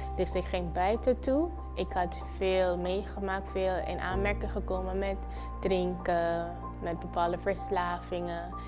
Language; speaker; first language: Dutch; non-native, local second language; Papiamento